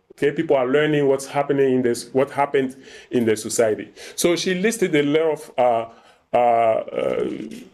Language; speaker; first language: English; non-native, fluent; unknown